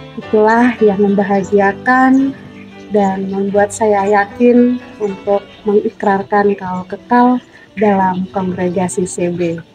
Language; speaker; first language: Indonesian; native; Indonesian